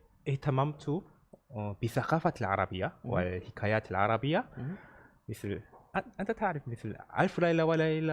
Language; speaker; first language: Arabic; non-native, learner; Korean